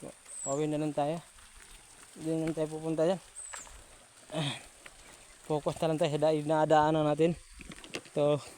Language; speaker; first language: Filipino; non-native, local second language; Cebuano